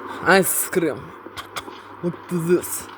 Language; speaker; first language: English; non-native, learner; Russian